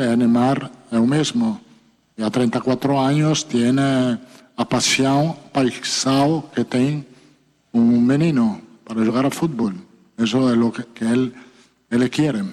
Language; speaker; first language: Spanish; non-native, fluent; Italian